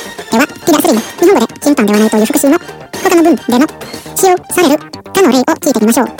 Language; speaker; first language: Japanese; non-native, fluent; Indonesian